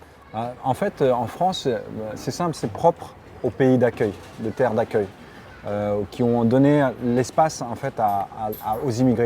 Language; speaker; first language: French; early bilingual, other home language; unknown